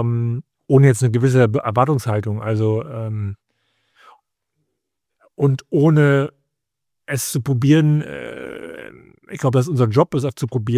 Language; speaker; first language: German; native; German